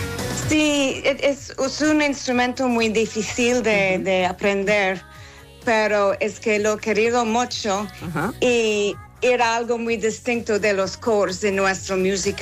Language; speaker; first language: Spanish; non-native, learner; English